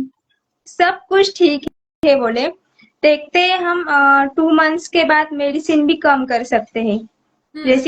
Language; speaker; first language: Hindi; native; Hindi